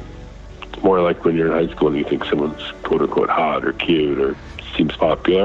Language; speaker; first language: English; native; English